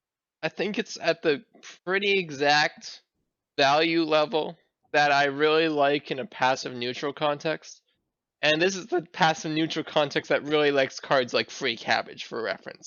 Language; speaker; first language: English; native; English